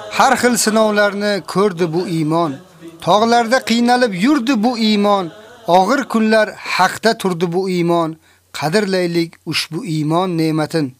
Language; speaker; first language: Uzbek; native; Uzbek